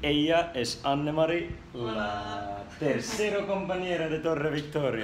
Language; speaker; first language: Spanish; non-native, learner; Finnish